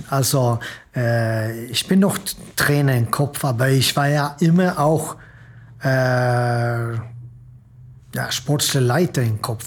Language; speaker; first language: German; non-native, fluent; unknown